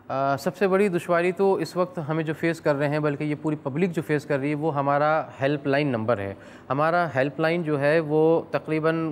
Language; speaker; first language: Urdu; native; Urdu